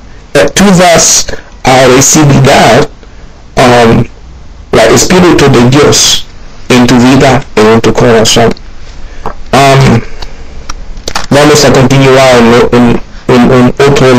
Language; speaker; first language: Spanish; non-native, learner; Haitian Creole